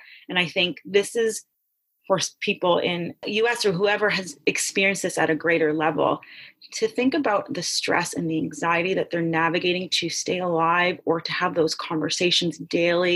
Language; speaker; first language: English; native; English